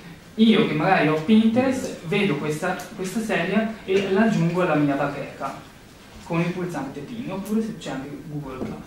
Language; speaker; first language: Italian; native; Italian